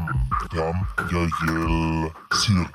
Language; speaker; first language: Russian; non-native, learner; German